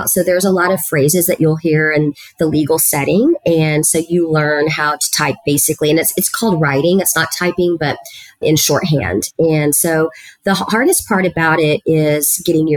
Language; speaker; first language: English; early bilingual, other home language; Spanish